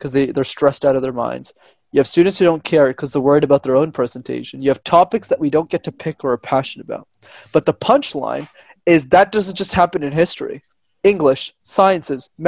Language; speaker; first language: English; native; English